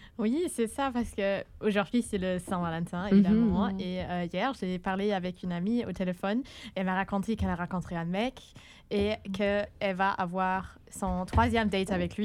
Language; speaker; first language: French; non-native, fluent; German